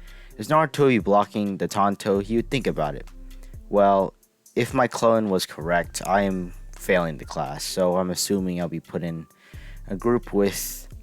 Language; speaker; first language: English; native; English